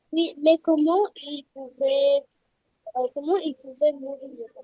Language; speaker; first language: French; non-native, fluent; Russian